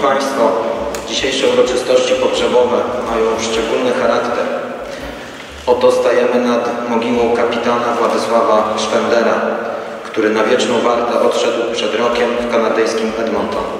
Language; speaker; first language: Polish; native; Polish